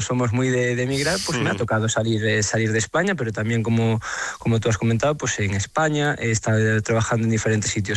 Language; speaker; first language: Spanish; native; Spanish